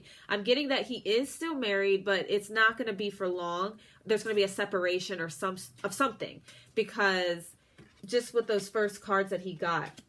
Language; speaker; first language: English; native; English